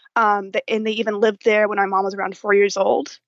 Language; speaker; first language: English; native; English